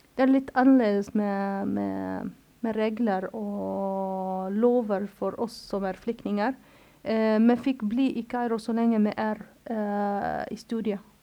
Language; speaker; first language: Norwegian; non-native, fluent; Arabic